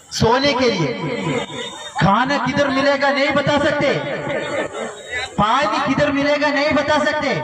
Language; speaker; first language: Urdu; non-native, local second language; Malayalam